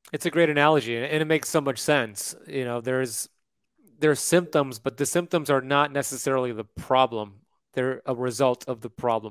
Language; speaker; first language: English; native; English